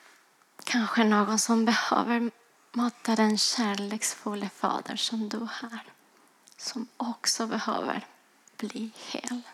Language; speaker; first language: Swedish; non-native, fluent; Spanish